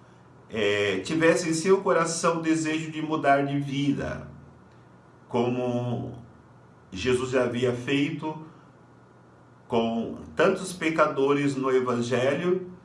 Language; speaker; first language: Portuguese; native; Portuguese